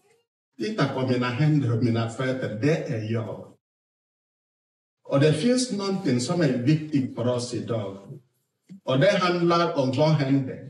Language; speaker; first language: Swedish; non-native, fluent; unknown